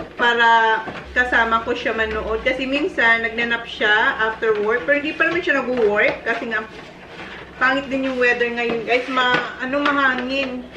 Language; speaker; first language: Filipino; non-native, local second language; Bikol